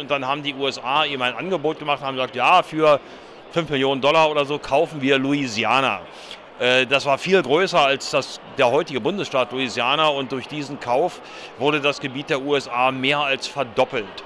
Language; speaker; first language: German; native; German